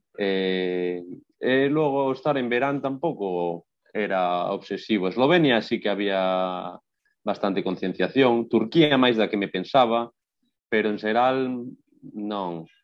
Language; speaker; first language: Galician; non-native, local second language; Spanish